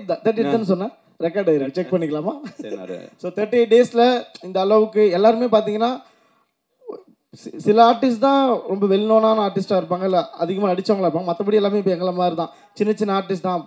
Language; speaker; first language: Tamil; native; Tamil